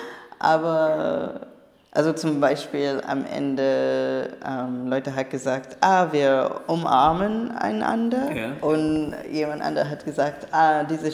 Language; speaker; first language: German; non-native, learner; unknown